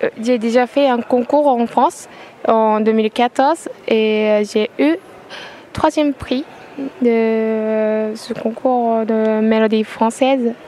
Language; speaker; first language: French; non-native, fluent; Japanese